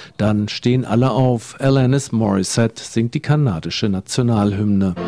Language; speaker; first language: German; native; German